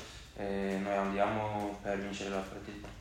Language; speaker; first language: Italian; non-native, learner; English